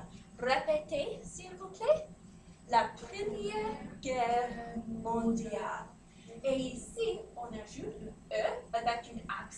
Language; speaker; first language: French; non-native, fluent; English